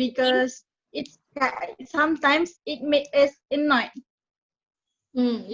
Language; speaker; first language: English; non-native, learner; Malay